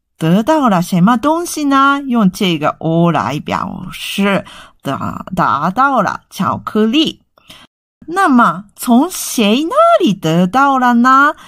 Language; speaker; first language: Chinese; non-native, fluent; Japanese